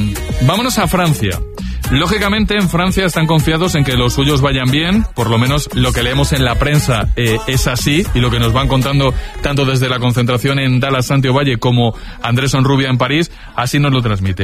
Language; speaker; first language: Spanish; native; Spanish